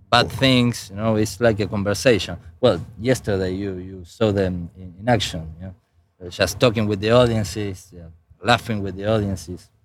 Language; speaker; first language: English; non-native, fluent; Spanish